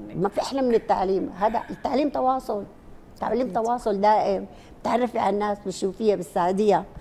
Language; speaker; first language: Arabic; non-native, local second language; Kurdish